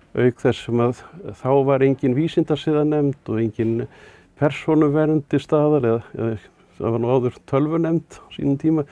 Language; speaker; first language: Icelandic; native; Icelandic